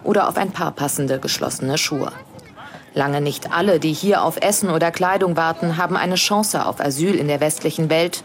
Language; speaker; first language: German; native; German